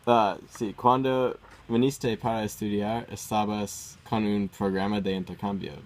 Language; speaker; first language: Spanish; non-native, learner; English